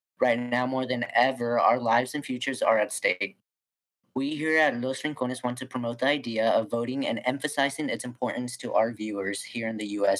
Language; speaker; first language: English; early bilingual, other home language; Spanish